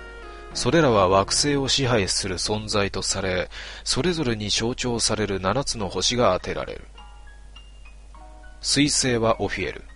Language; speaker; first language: Japanese; native; Japanese